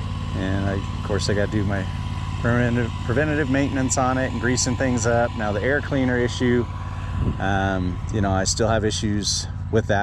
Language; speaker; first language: English; native; English